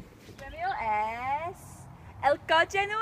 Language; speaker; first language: Spanish; non-native, learner; English